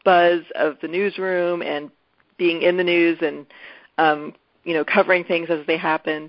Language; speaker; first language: English; native; English